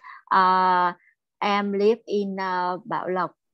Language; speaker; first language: English; non-native, learner; Vietnamese